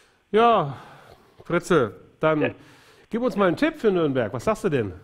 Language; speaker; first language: German; native; German